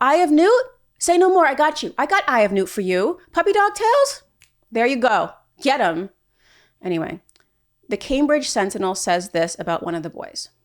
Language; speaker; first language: English; native; English